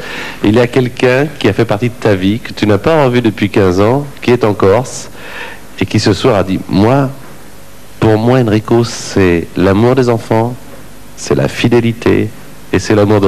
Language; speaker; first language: French; native; French